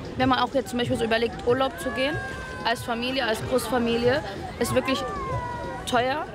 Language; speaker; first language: German; early bilingual, other home language; Arabic